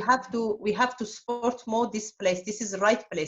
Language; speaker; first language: English; non-native, learner; Turkish